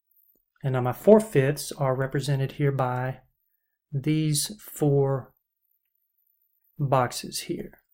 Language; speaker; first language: English; native; English